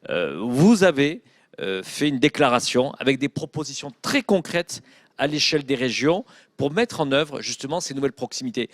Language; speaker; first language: French; native; French